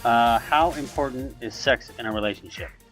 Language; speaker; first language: English; native; English